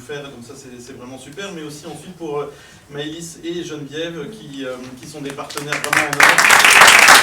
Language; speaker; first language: French; native; French